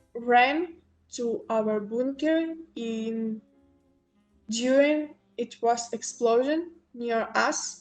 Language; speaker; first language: English; non-native, local second language; Ukrainian